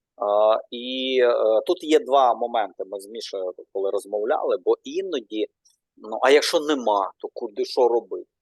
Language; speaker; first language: Ukrainian; non-native, local second language; Russian